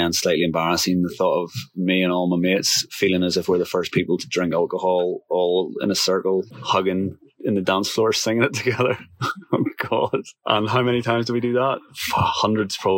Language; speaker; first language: English; native; English